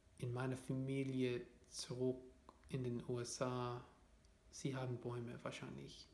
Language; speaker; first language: German; non-native, fluent; English